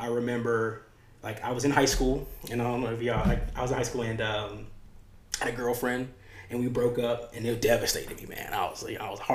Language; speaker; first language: English; native; English